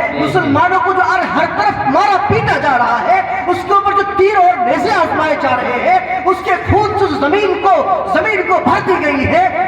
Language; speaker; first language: Urdu; non-native, local second language; Bangla